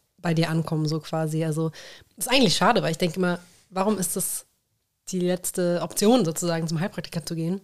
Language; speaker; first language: German; native; German